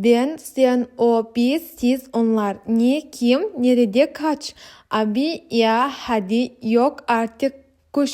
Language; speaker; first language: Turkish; non-native, learner; Kazakh